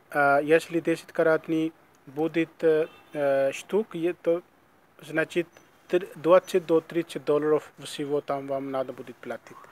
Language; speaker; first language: Russian; non-native, learner; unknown